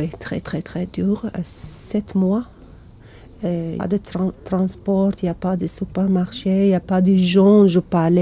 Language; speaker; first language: French; non-native, learner; Kurdish